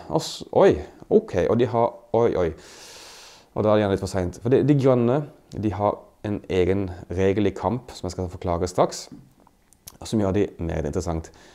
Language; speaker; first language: Norwegian; native; Norwegian